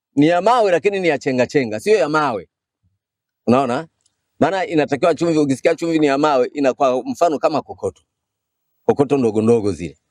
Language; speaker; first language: Swahili; non-native, local second language; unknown